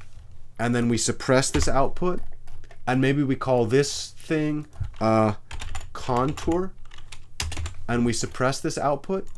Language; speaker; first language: English; native; English